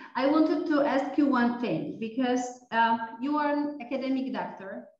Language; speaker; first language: English; non-native, fluent; Polish